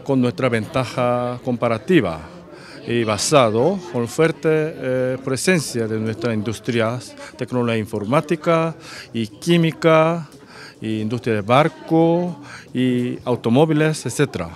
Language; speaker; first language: Spanish; non-native, fluent; Korean